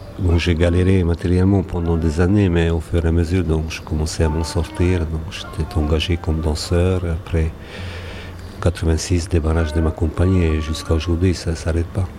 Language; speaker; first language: French; non-native, fluent; Hungarian